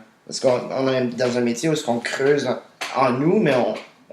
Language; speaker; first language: French; native; French